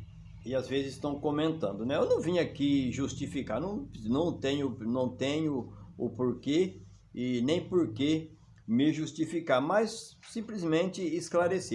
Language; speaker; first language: Portuguese; native; Portuguese